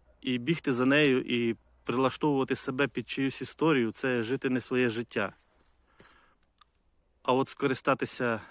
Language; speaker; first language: Ukrainian; native; Ukrainian